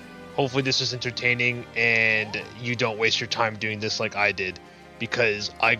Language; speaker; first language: English; native; English